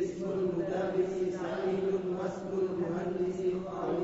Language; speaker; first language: Arabic; non-native, learner; Indonesian